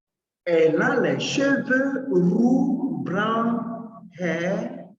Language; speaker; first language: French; non-native, fluent; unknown